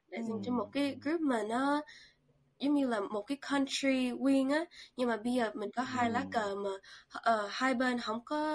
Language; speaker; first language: Vietnamese; early bilingual, heritage; Vietnamese